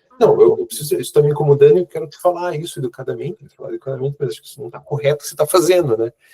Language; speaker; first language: Portuguese; native; Portuguese